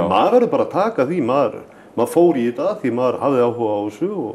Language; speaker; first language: Icelandic; native; Icelandic